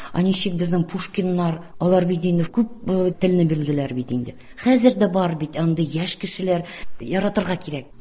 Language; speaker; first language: Tatar; non-native, local second language; Russian